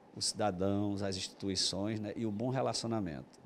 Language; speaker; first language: Portuguese; native; Portuguese